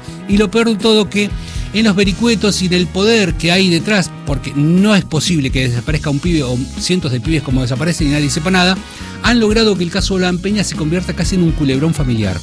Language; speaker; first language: Spanish; native; Spanish